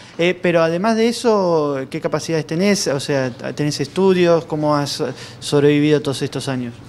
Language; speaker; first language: Spanish; native; Spanish